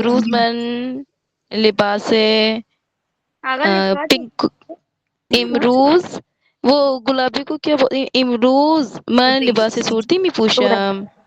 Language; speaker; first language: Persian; non-native, learner; Urdu